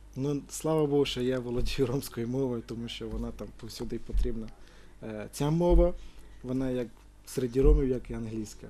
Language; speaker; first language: Ukrainian; non-native, local second language; Romany